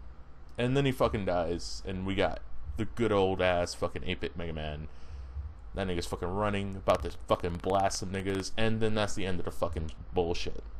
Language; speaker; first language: English; native; English